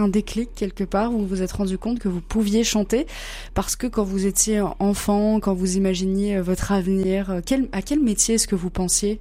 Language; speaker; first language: French; native; French